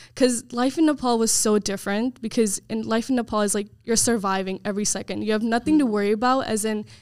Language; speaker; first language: English; early bilingual, other home language; Nepali